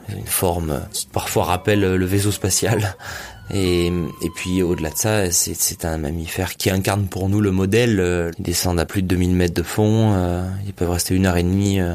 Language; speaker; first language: French; native; French